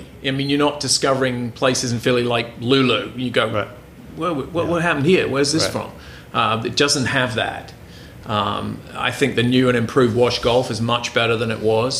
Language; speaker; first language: English; native; English